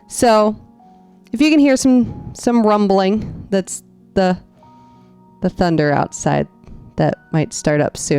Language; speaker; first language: English; native; English